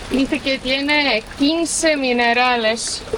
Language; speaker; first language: Spanish; non-native, fluent; Portuguese